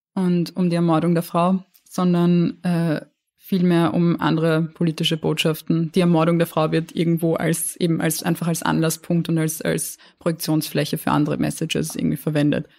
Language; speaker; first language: German; native; German